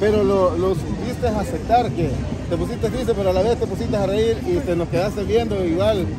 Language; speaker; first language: Spanish; native; Spanish